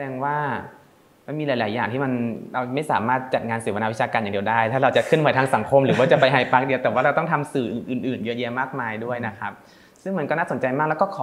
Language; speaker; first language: Thai; native; Thai